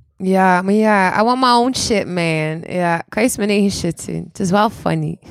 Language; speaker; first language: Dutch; native; Dutch